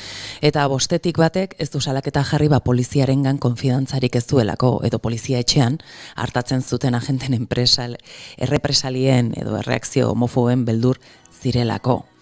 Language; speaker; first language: Basque; native; Basque